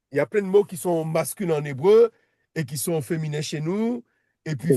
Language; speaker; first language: French; native; French